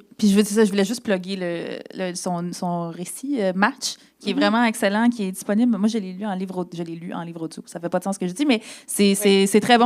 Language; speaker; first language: French; native; French